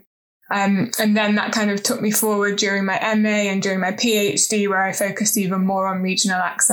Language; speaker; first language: English; native; English